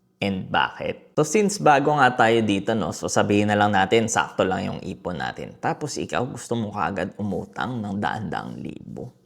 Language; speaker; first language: Filipino; native; Filipino